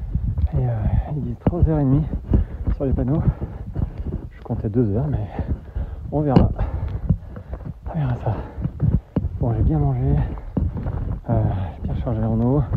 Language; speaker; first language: French; native; French